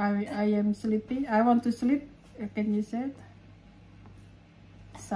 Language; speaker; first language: English; non-native, fluent; Indonesian